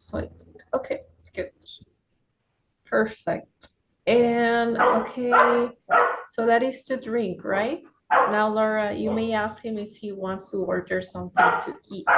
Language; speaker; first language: English; non-native, fluent; Spanish